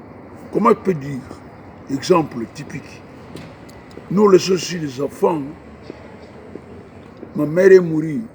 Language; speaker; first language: French; non-native, learner; Portuguese